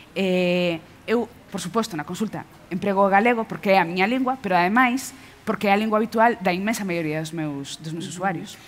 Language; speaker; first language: Galician; non-native, local second language; Spanish